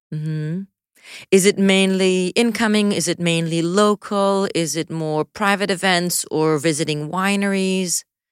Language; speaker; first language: English; native; English